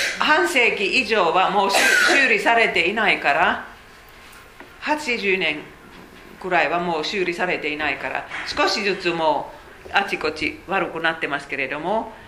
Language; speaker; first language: Japanese; non-native, fluent; Finnish